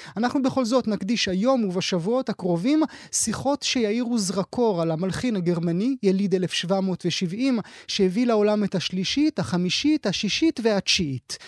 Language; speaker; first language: Hebrew; native; Hebrew